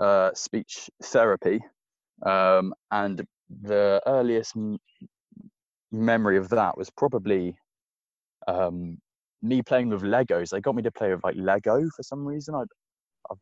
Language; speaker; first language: English; native; English